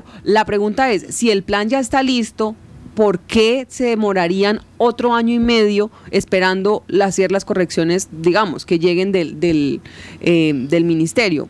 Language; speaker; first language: Spanish; native; Spanish